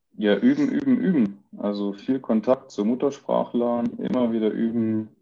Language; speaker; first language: German; early bilingual, other home language; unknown